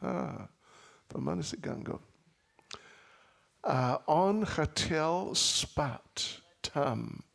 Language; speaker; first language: Russian; non-native, learner; English